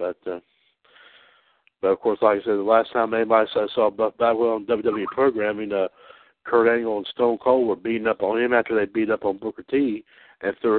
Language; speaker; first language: English; native; English